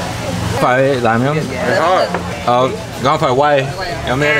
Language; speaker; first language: Vietnamese; early bilingual, heritage; English